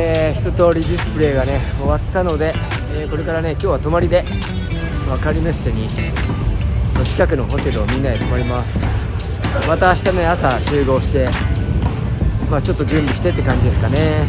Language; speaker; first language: Japanese; native; Japanese